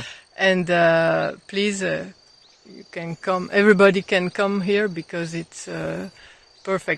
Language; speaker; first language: English; non-native, fluent; French